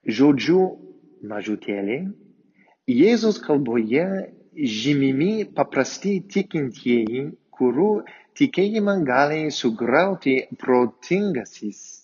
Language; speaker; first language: Lithuanian; non-native, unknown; English